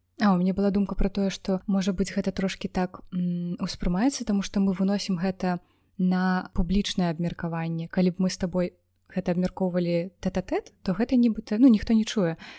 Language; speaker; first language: Belarusian; non-native, local second language; Russian